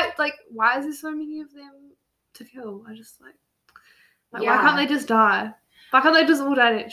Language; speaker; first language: English; native; English